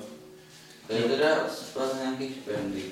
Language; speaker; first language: Czech; native; Czech